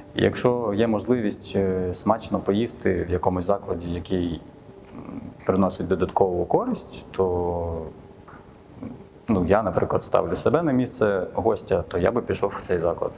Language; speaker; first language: Ukrainian; native; Ukrainian